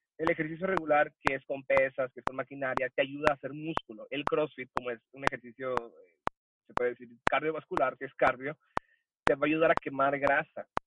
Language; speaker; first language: Spanish; early bilingual, heritage; Spanish